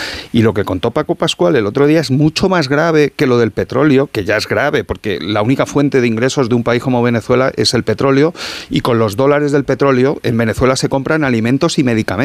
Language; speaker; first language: Spanish; native; Spanish